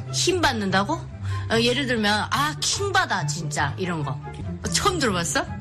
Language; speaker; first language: Korean; native; Korean